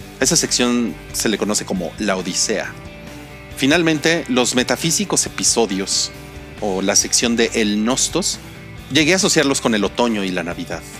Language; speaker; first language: Spanish; native; Spanish